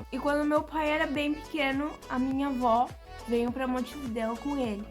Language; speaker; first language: Portuguese; early bilingual, other home language; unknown